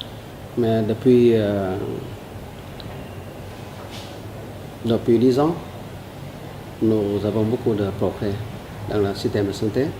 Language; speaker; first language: French; non-native, learner; Vietnamese